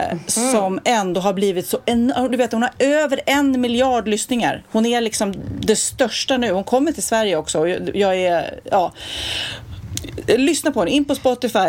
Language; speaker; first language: Swedish; native; Swedish